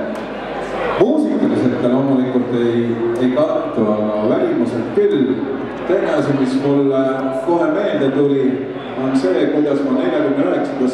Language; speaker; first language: Estonian; native; Estonian